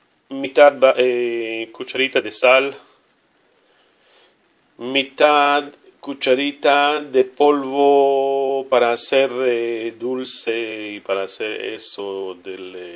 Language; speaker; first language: Spanish; non-native, learner; Hebrew